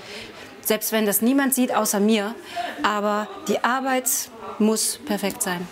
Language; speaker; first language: German; native; German